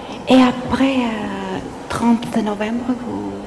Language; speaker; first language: French; non-native, learner; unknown